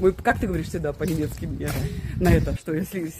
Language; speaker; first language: Russian; native; Russian